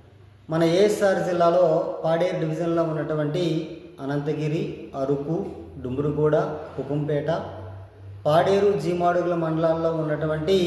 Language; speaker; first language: Telugu; native; Telugu